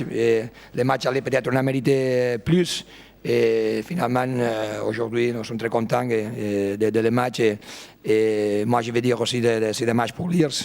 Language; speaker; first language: French; non-native, fluent; Spanish